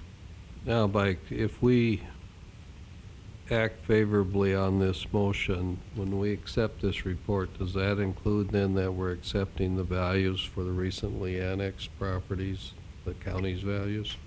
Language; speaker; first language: English; native; English